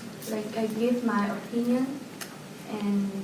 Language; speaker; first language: English; non-native, learner; Vietnamese